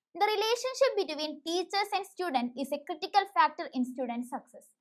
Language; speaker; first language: English; non-native, local second language; Malayalam